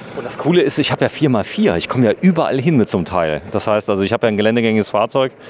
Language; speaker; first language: German; native; German